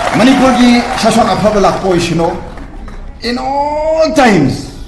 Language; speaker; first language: Manipuri; non-native, local second language; Tangkhul Naga (India)